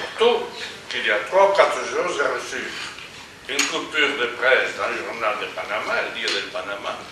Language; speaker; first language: French; non-native, fluent; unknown